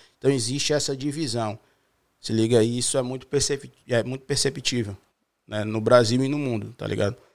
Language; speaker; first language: Portuguese; native; Portuguese